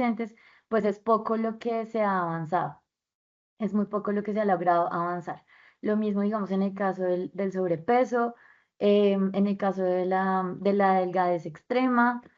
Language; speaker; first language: Spanish; native; Spanish